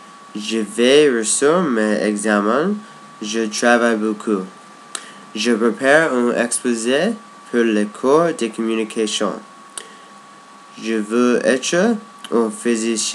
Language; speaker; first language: French; non-native, learner; English